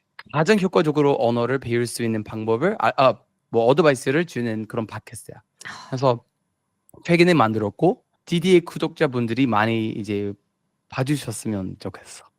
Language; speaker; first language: Korean; non-native, fluent; English